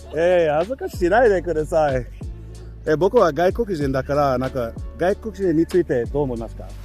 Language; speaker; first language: Japanese; non-native, learner; English